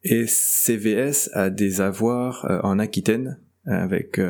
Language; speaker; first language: French; native; French